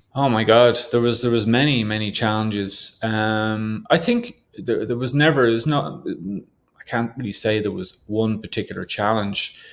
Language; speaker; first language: English; native; English